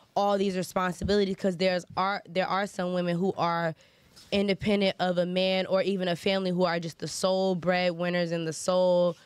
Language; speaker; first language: English; native; English